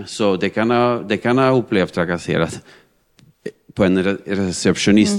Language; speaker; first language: Swedish; non-native, fluent; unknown